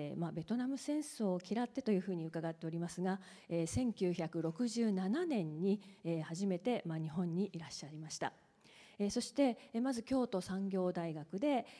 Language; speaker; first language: Japanese; native; Japanese